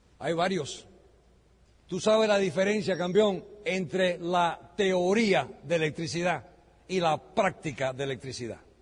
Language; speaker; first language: Spanish; early bilingual, heritage; Spanish